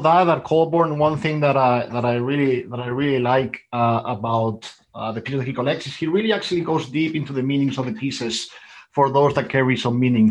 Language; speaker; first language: English; native; English